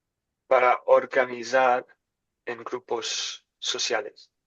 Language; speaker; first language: Spanish; non-native, learner; English